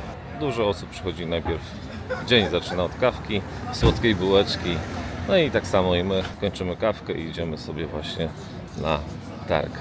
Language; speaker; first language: Polish; native; Polish